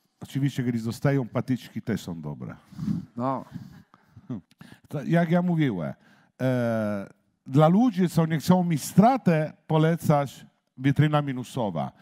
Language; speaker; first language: Polish; non-native, learner; Italian